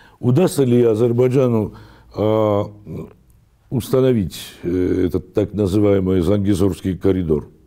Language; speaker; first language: Russian; non-native, local second language; Armenian